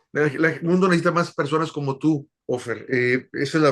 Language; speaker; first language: Spanish; native; Spanish